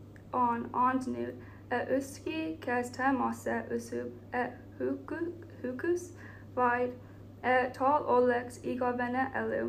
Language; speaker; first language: Estonian; non-native, learner; Finnish